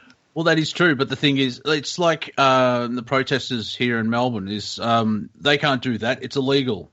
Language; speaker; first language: English; native; English